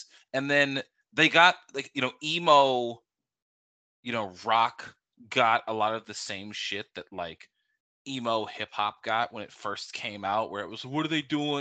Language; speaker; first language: English; native; English